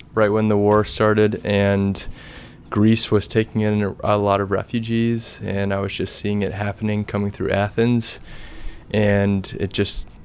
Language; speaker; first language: English; native; English